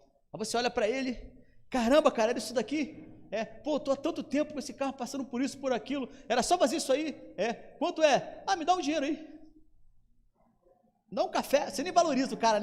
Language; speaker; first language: Portuguese; native; Portuguese